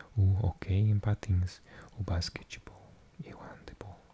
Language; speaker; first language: Portuguese; non-native, learner; English